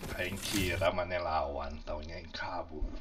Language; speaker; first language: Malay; non-native, local second language; Sundanese